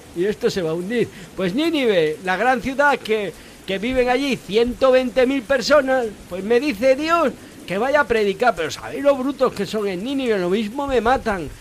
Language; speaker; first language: Spanish; native; Spanish